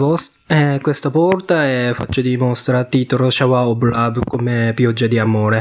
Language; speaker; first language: Italian; non-native, learner; Japanese